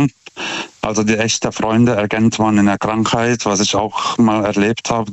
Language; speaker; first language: German; non-native, fluent; Lithuanian